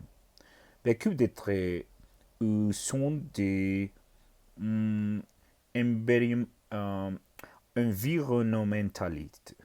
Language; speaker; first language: French; non-native, learner; Spanish